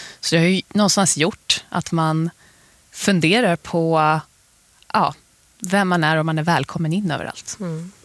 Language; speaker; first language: Swedish; early bilingual, other home language; Persian